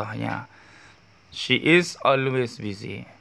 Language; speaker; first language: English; non-native, learner; Indonesian